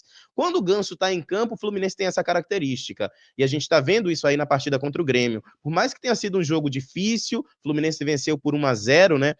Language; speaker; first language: Portuguese; native; Portuguese